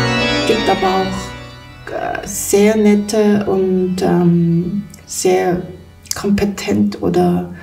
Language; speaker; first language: German; non-native, learner; Korean